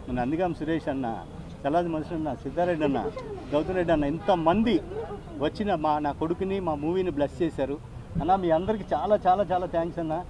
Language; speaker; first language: Telugu; native; Telugu